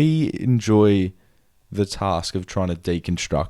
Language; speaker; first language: English; native; English